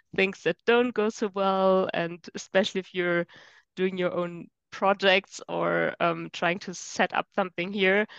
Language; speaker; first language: English; non-native, fluent; German